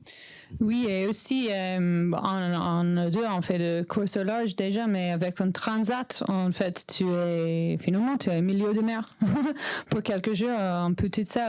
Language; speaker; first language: French; non-native, learner; English